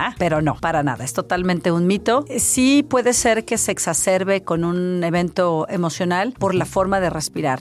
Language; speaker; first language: Spanish; native; Spanish